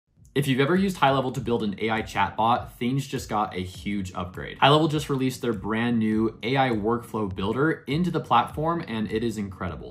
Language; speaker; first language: English; native; English